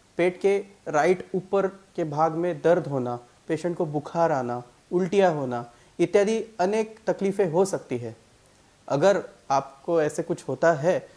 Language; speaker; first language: Hindi; non-native, local second language; Marathi